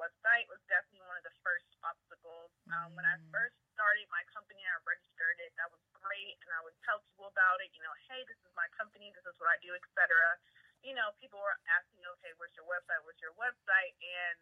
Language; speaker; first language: English; native; English